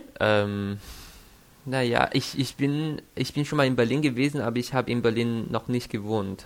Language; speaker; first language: German; non-native, fluent; Chinese